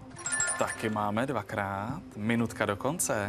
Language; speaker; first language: Czech; native; Czech